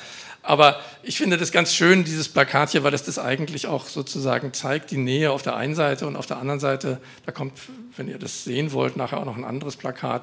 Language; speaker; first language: German; native; German